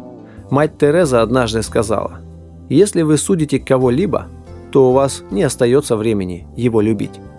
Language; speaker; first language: Russian; native; Russian